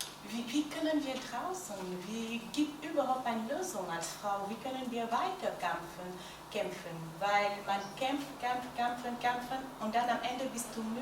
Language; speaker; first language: German; non-native, learner; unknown